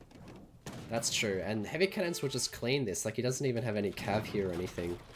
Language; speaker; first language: English; native; English